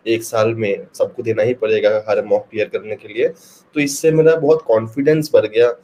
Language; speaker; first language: Hindi; non-native, local second language; Bangla